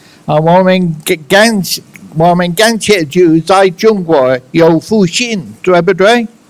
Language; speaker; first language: Chinese; non-native, learner; English